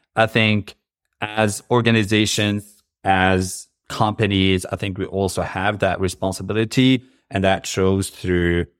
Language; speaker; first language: English; non-native, fluent; Arabic